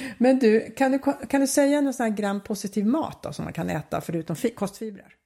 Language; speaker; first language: Swedish; early bilingual, other home language; Finnish